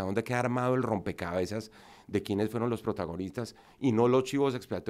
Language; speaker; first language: Spanish; native; Spanish